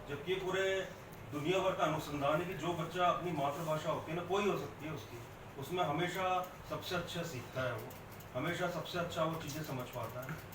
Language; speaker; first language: Hindi; native; Hindi